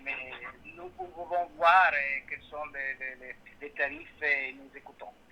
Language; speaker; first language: French; non-native, learner; Italian